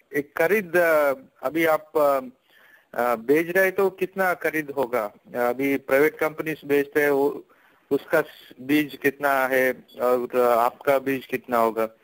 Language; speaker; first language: Hindi; non-native, local second language; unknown